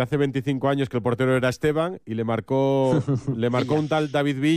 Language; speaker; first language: Spanish; native; Spanish